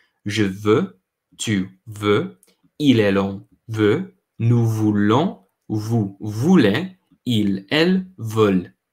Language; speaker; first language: French; non-native, learner; English